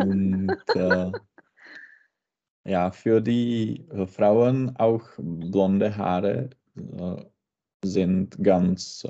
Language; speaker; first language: German; non-native, learner; Czech